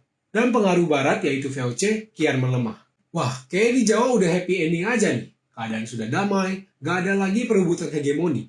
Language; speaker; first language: Indonesian; native; Indonesian